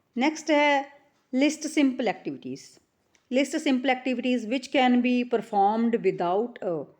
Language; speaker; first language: English; non-native, local second language; Punjabi